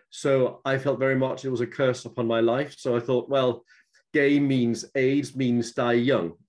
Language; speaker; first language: English; non-native, fluent; Danish